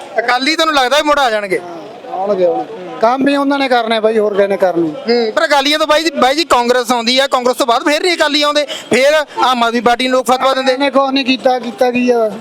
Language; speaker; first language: Punjabi; native; Punjabi